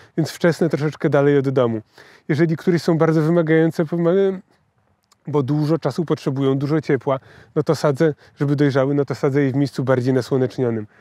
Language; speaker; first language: Polish; native; Polish